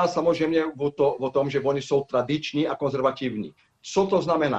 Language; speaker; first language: Czech; non-native, fluent; Portuguese